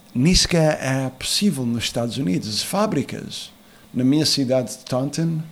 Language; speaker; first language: Portuguese; early bilingual, heritage; English